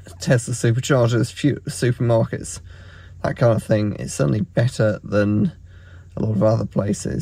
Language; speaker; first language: English; native; English